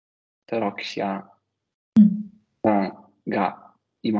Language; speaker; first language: Japanese; non-native, learner; Italian